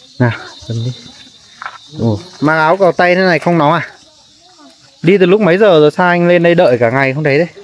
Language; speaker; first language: Vietnamese; non-native, local second language; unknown